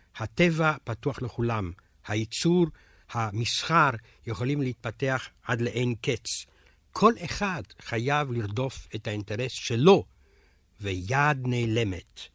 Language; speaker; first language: Hebrew; non-native, fluent; Romanian